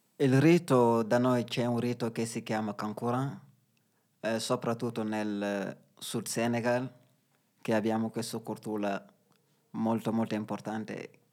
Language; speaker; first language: Italian; non-native, learner; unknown